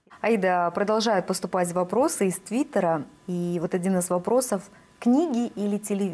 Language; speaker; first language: Russian; native; Russian